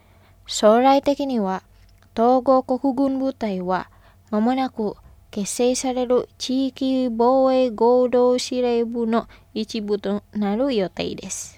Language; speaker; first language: Japanese; non-native, fluent; Indonesian